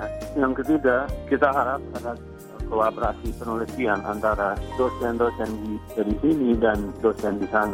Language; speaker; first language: Indonesian; non-native, fluent; English